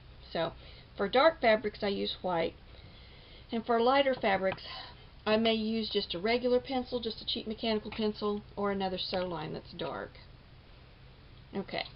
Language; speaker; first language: English; native; English